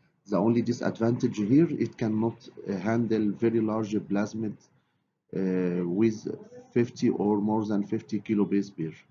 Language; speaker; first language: English; non-native, fluent; Arabic